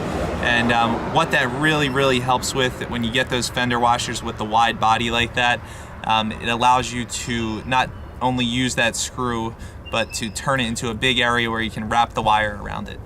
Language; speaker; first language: English; native; English